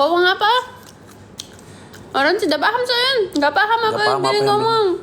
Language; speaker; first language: Indonesian; non-native, fluent; Russian